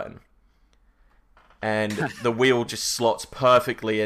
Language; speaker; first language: English; native; English